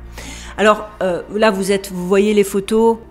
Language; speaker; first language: French; native; French